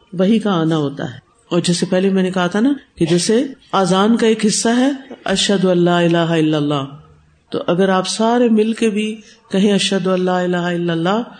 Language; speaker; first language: Urdu; non-native, local second language; Punjabi